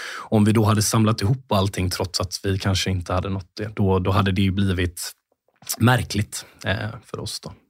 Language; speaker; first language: Swedish; native; Swedish